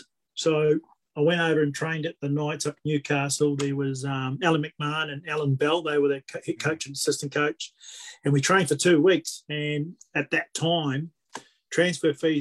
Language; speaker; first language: English; native; English